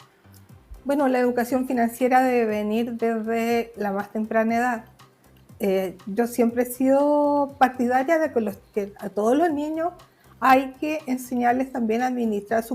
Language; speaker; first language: Spanish; native; Spanish